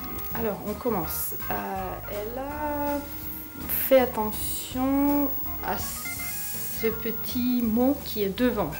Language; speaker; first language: French; non-native, fluent; Ukrainian